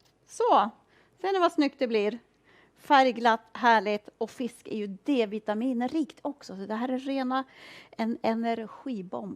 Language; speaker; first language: Swedish; native; Swedish